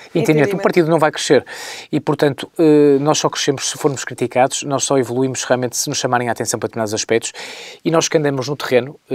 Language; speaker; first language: Portuguese; native; Portuguese